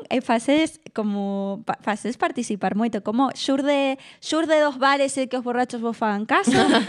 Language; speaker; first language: Galician; non-native, local second language; Spanish